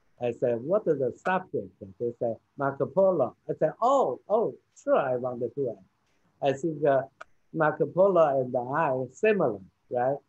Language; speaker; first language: English; non-native, fluent; Chinese